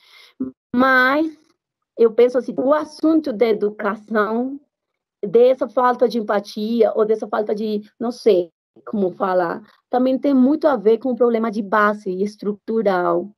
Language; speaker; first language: Portuguese; non-native, fluent; Spanish